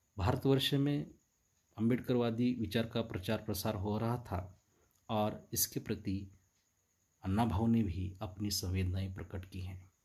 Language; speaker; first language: Hindi; non-native, local second language; Marathi